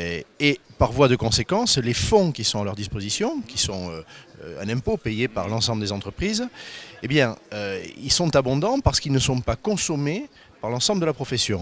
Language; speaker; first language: French; native; French